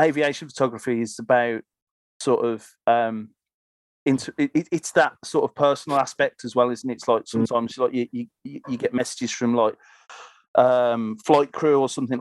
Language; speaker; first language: English; native; English